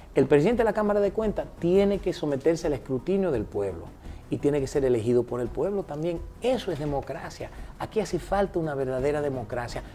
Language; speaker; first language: Spanish; early bilingual, heritage; Spanish